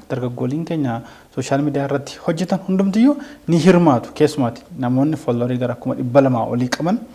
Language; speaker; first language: Oromo; native; Oromo